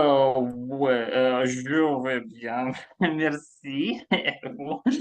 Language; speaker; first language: French; non-native, learner; Russian